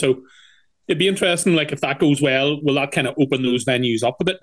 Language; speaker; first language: English; native; English